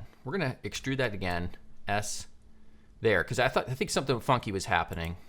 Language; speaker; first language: English; native; English